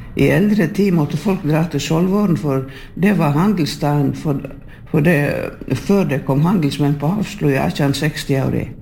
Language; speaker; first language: Norwegian; native; Norwegian